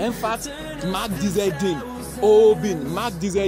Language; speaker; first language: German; non-native, learner; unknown